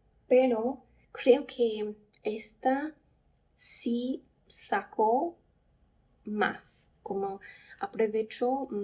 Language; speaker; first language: Spanish; non-native, fluent; English